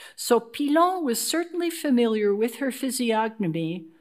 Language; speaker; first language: English; native; English